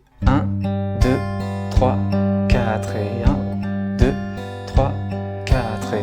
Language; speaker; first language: French; native; French